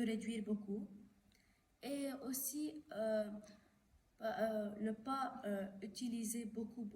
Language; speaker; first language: French; non-native, local second language; Arabic